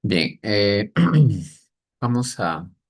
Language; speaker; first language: Spanish; native; Spanish